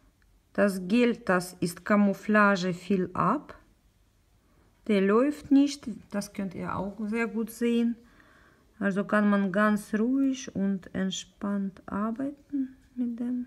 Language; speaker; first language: German; non-native, learner; Russian